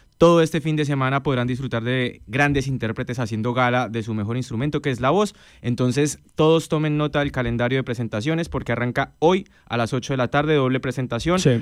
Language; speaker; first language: Spanish; native; Spanish